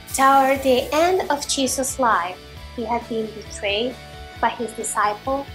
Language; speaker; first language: English; non-native, fluent; Spanish